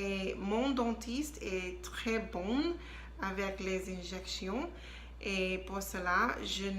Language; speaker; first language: French; non-native, learner; English